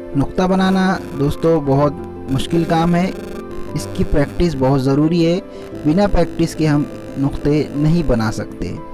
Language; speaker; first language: Urdu; native; Urdu